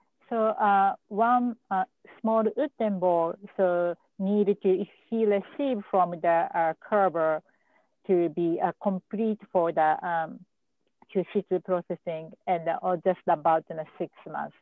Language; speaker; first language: English; non-native, fluent; Japanese